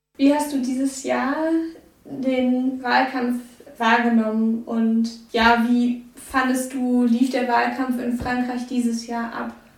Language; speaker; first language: German; native; German